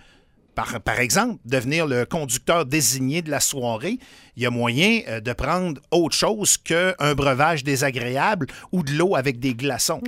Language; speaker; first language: French; native; French